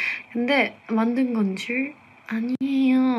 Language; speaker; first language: Korean; non-native, fluent; English